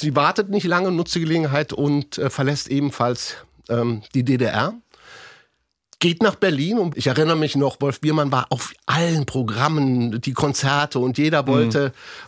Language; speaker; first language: German; native; German